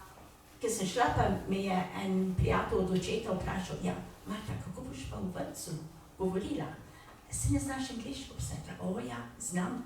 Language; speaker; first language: Slovenian; early bilingual, heritage; Slovenian